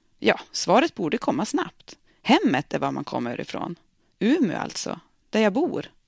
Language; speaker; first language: Swedish; native; Swedish